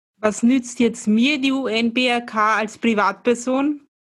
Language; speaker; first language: German; native; German